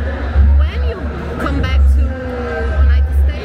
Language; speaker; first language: English; non-native, learner; Portuguese